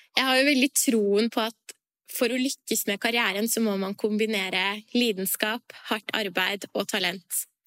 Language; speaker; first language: Norwegian; early bilingual, other home language; Persian